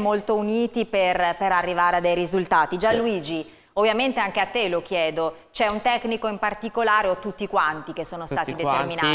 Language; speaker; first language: Italian; native; Italian